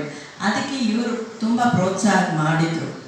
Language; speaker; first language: Kannada; non-native, local second language; Telugu